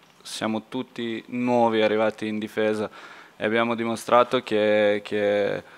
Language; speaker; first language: Italian; non-native, fluent; Serbian